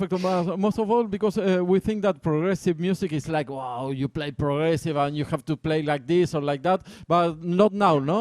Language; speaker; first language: English; non-native, fluent; Spanish